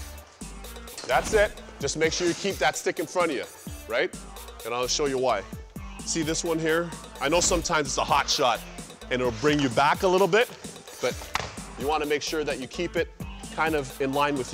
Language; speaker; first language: English; native; English